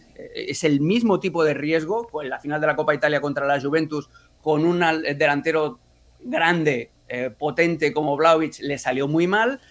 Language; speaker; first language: Spanish; native; Spanish